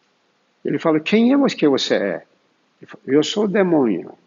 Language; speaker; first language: Portuguese; non-native, fluent; Turkish